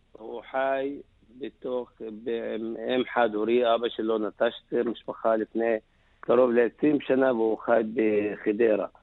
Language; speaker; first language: Hebrew; non-native, local second language; Arabic